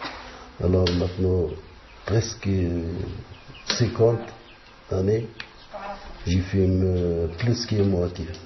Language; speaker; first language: French; non-native, learner; Arabic